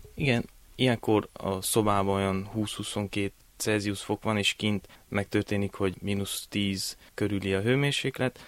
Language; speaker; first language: Hungarian; native; Hungarian